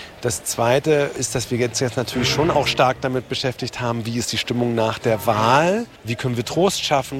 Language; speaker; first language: German; native; German